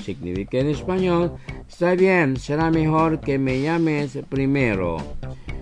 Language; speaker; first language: Spanish; non-native, fluent; Indonesian